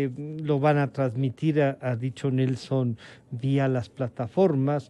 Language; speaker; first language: Spanish; native; Spanish